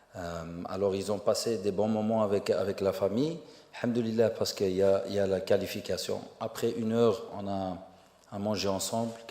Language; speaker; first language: French; non-native, fluent; Arabic